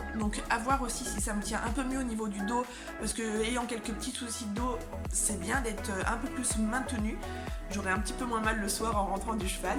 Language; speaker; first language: French; native; French